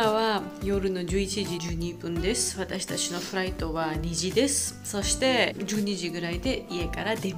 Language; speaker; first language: Japanese; non-native, learner; Georgian